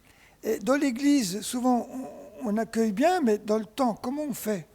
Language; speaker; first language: French; native; French